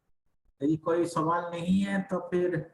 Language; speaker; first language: Hindi; non-native, local second language; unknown